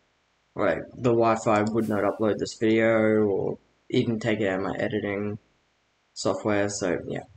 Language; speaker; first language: English; native; English